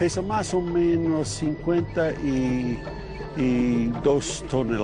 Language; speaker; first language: Spanish; non-native, learner; English